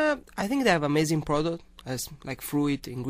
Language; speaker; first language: English; non-native, learner; Italian